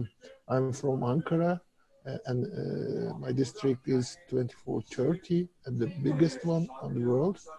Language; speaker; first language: English; non-native, learner; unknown